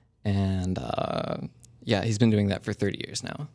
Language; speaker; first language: English; native; English